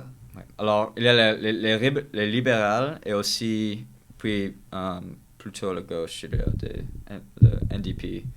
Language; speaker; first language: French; non-native, learner; English